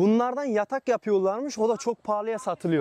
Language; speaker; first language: Turkish; native; Turkish